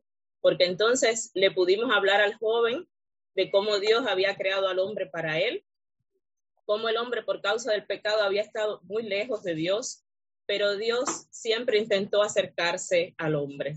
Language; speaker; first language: Spanish; native; Spanish